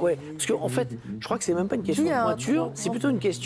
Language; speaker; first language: French; native; French